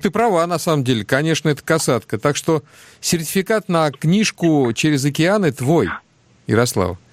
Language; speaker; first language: Russian; native; Russian